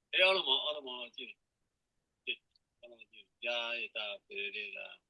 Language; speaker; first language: Spanish; non-native, learner; Chinese